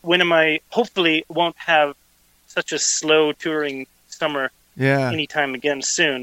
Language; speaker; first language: English; native; English